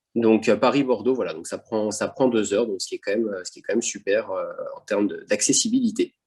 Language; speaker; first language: French; native; French